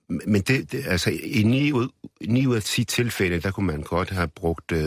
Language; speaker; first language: Danish; early bilingual, other home language; Arabic